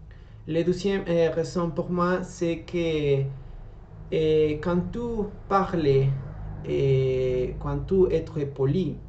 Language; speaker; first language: French; non-native, learner; Spanish